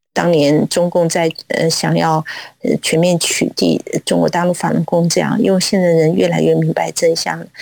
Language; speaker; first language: Chinese; non-native, local second language; Cantonese